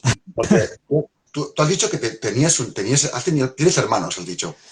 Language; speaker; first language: Spanish; native; Spanish